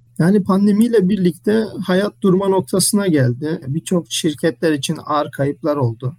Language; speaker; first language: Turkish; early bilingual, heritage; Turkish